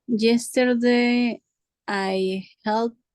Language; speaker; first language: English; non-native, learner; Spanish